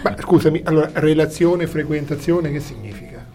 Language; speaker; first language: Italian; native; Italian